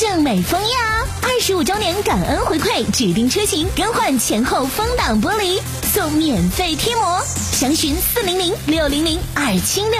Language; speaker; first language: Chinese; native; Chinese